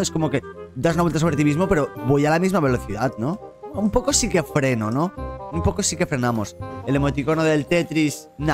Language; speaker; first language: Spanish; native; Spanish